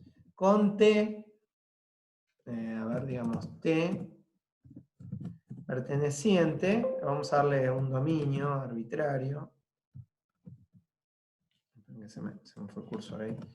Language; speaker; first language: Spanish; native; Spanish